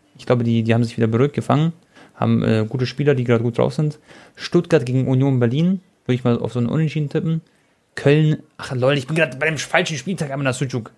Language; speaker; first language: German; early bilingual, other home language; Croatian